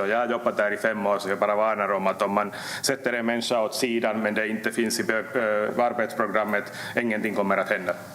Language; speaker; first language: Swedish; native; Swedish